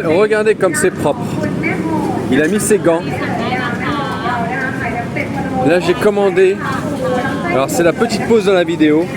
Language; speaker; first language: French; native; French